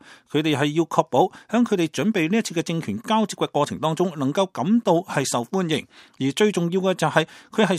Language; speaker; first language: Chinese; non-native, local second language; Cantonese